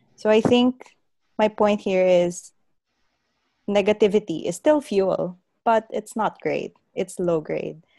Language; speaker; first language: English; non-native, local second language; Hiligaynon